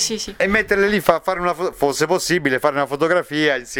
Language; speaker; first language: Italian; native; Italian